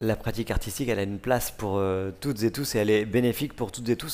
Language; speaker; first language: French; native; French